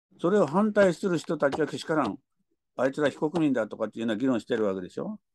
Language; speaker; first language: Japanese; native; Japanese